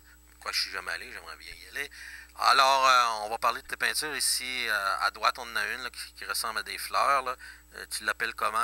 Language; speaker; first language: French; native; French